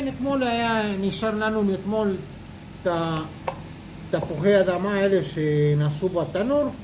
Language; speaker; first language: Hebrew; non-native, fluent; Spanish